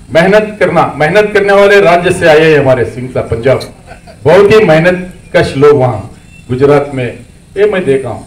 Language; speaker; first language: Hindi; non-native, local second language; Kannada